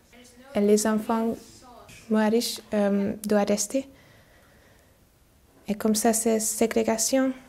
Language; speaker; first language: French; non-native, learner; Hungarian